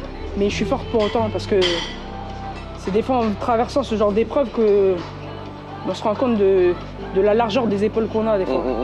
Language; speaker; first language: French; native; French